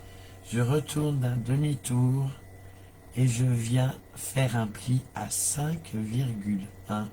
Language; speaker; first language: French; native; French